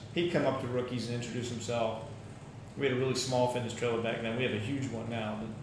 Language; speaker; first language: English; native; English